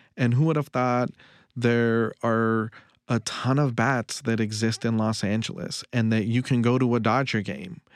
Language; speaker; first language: English; native; English